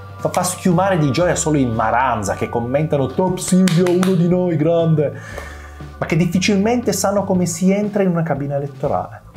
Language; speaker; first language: Italian; early bilingual, other home language; Macedonian